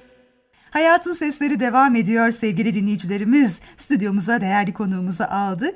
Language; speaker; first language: Turkish; native; Turkish